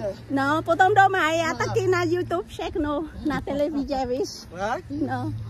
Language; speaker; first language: Czech; non-native, learner; Vietnamese